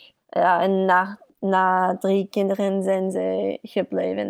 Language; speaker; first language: Dutch; early bilingual, heritage; English